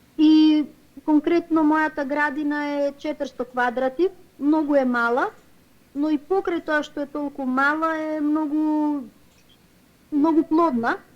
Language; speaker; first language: Macedonian; native; Macedonian